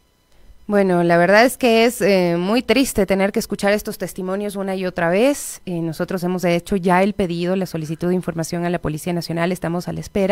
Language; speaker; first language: Spanish; native; Spanish